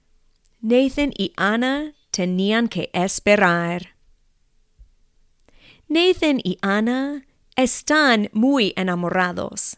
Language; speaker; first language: Spanish; non-native, fluent; English